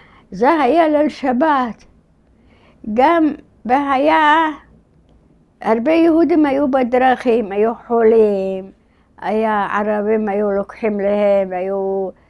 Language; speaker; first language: Hebrew; early bilingual, other home language; Arabic